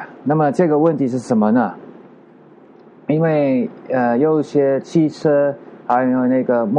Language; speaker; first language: Chinese; non-native, learner; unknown